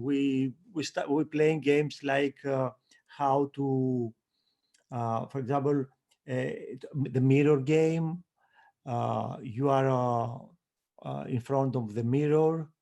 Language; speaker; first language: English; non-native, fluent; Greek